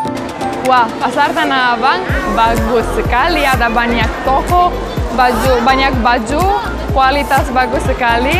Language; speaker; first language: Indonesian; non-native, fluent; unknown